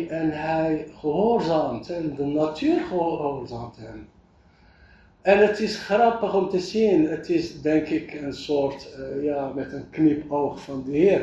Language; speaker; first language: Dutch; non-native, fluent; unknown